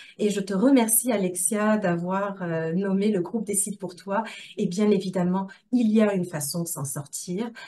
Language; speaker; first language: French; non-native, local second language; Arabic